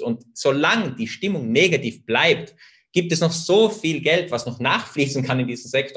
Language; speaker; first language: German; native; German